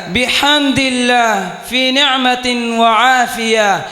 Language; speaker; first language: Arabic; non-native, learner; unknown